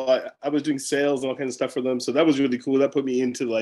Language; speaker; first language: English; native; English